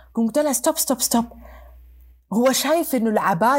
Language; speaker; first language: Arabic; native; Arabic